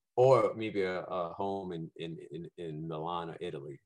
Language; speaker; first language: English; native; English